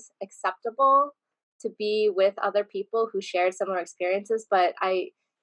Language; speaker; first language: English; native; English